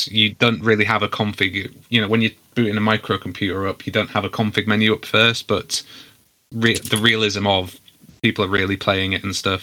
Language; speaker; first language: English; native; English